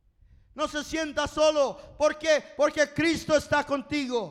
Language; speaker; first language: Spanish; non-native, fluent; English